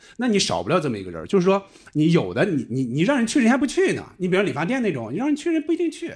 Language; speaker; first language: Chinese; native; Chinese